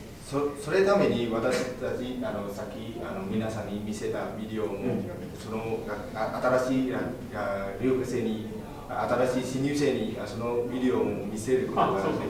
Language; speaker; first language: Japanese; non-native, fluent; Vietnamese